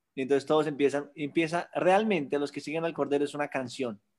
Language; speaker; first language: Spanish; native; Spanish